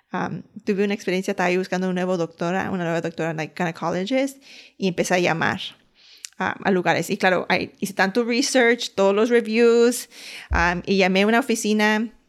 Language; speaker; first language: Spanish; early bilingual, heritage; Spanish